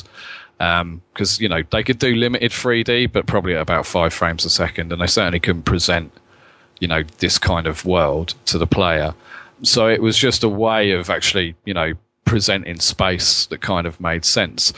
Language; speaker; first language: English; native; English